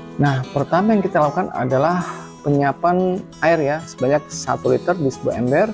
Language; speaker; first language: Indonesian; native; Indonesian